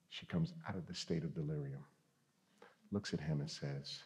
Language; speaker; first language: English; native; English